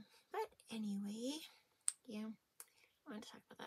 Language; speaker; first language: English; native; English